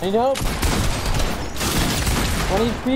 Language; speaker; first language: English; native; English